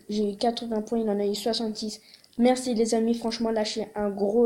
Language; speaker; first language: French; native; French